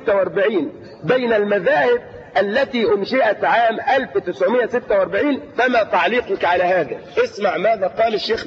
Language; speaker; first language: Arabic; native; Arabic